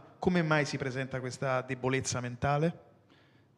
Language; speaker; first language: Italian; native; Italian